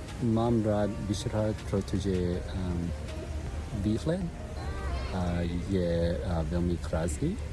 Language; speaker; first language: Czech; non-native, learner; English